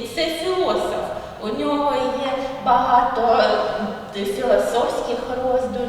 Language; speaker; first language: Ukrainian; non-native, learner; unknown